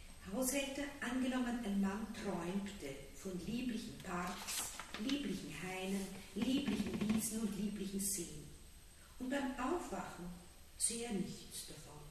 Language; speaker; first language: German; native; German